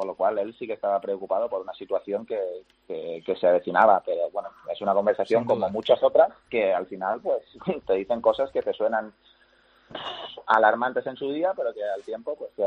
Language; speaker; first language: Spanish; native; Spanish